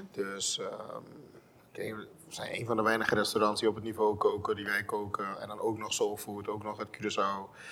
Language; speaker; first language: Dutch; non-native, local second language; Papiamento